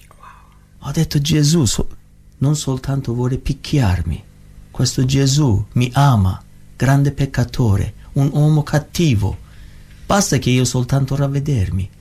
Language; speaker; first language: Italian; non-native, learner; Persian